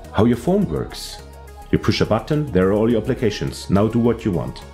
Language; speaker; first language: English; non-native, fluent; German